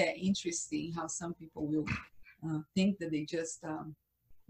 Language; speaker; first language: English; non-native, fluent; Portuguese